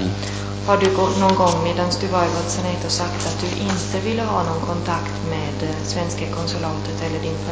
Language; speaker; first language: Swedish; non-native, fluent; Italian